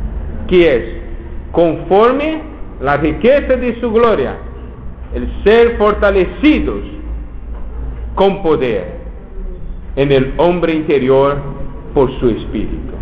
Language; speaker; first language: Spanish; non-native, fluent; Portuguese